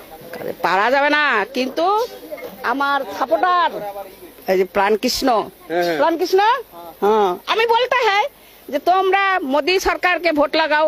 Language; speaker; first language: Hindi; non-native, local second language; Bangla